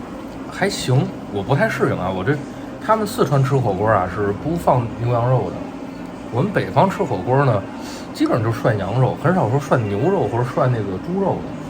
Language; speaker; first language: Chinese; native; Chinese